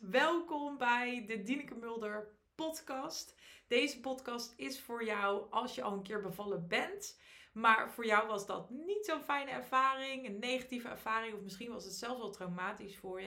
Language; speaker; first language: Dutch; native; Dutch